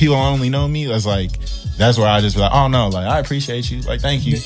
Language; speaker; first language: English; native; English